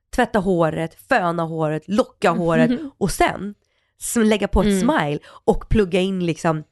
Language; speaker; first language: Swedish; early bilingual, other home language; Russian